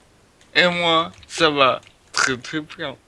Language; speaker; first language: French; native; French